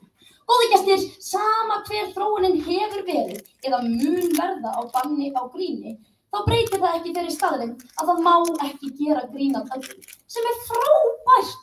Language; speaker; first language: Icelandic; native; Icelandic